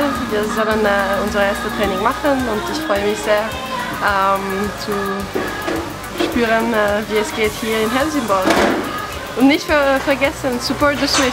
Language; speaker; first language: German; non-native, local second language; French